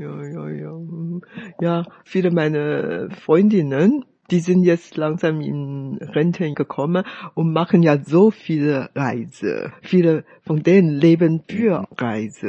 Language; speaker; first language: German; non-native, fluent; Chinese